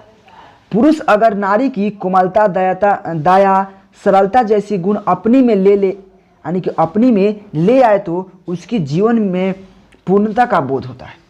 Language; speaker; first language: Hindi; native; Hindi